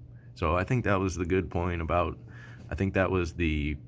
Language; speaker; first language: English; native; English